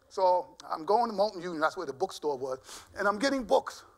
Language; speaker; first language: English; native; English